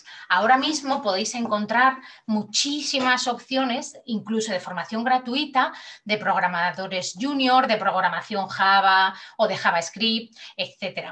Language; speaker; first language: Spanish; native; Spanish